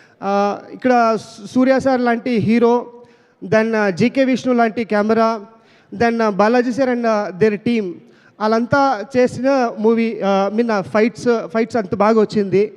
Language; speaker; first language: Telugu; non-native, learner; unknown